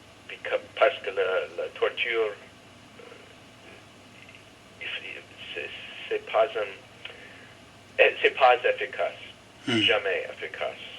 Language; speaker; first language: French; non-native, learner; English